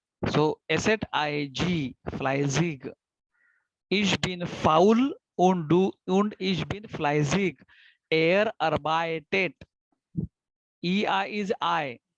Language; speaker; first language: German; non-native, fluent; Marathi